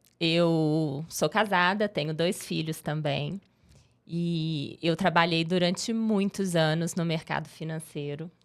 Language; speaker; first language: Portuguese; native; Portuguese